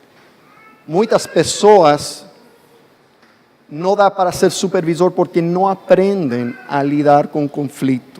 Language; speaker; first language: Portuguese; non-native, fluent; English